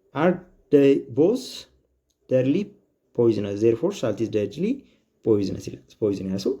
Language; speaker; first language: English; non-native, local second language; Amharic